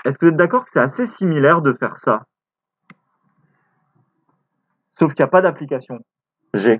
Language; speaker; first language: French; native; French